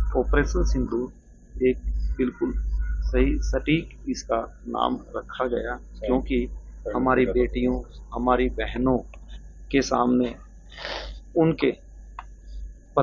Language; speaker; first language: Hindi; native; Hindi